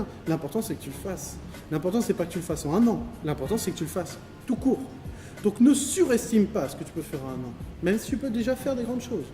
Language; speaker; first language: French; native; French